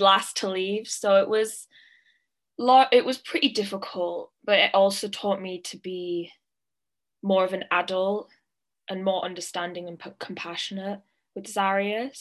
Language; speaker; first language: English; native; English